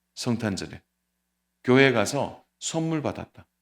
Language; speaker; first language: Korean; native; Korean